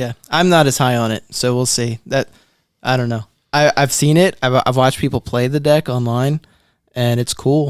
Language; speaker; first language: English; native; English